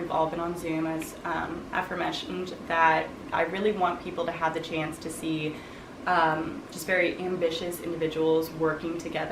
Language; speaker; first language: English; native; English